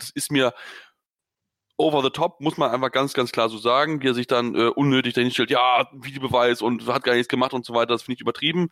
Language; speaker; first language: German; native; German